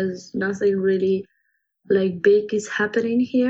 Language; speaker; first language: English; non-native, fluent; Ukrainian